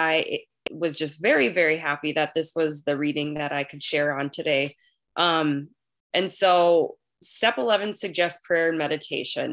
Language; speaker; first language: English; native; English